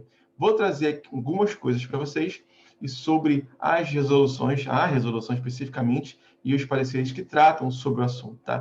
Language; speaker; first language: Portuguese; native; Portuguese